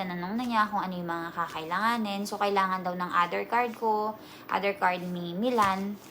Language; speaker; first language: Filipino; native; Filipino